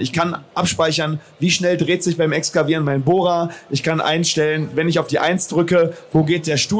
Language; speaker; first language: German; native; German